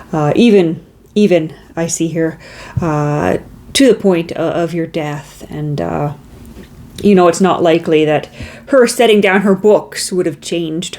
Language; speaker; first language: English; native; English